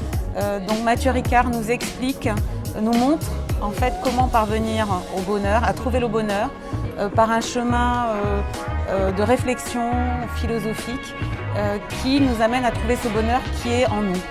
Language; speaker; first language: French; native; French